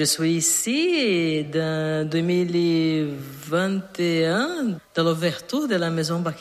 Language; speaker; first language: French; non-native, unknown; Portuguese